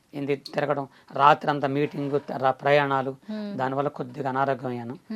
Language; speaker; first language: Telugu; non-native, local second language; Koya